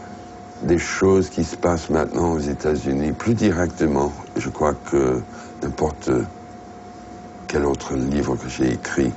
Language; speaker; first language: French; non-native, fluent; English